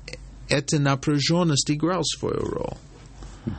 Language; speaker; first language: Russian; non-native, fluent; English